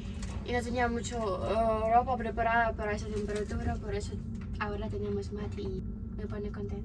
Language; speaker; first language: Spanish; non-native, learner; Ukrainian